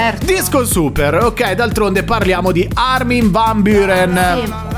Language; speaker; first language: Italian; native; Italian